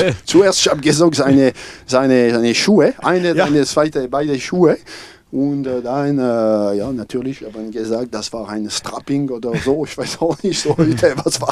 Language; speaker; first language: German; non-native, fluent; French